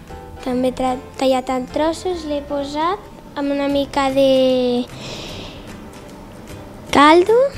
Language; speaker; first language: Catalan; non-native, local second language; Spanish